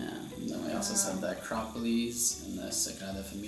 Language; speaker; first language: English; native; English